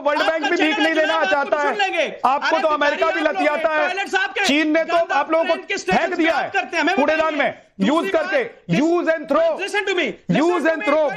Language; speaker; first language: Hindi; native; Hindi